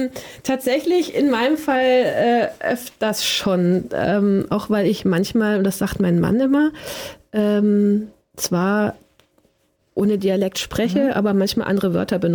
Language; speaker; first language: German; native; German